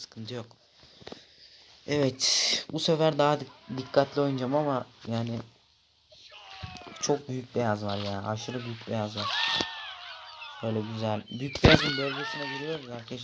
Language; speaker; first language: Turkish; native; Turkish